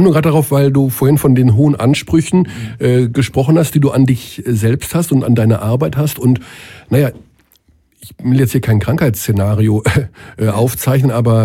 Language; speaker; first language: German; native; German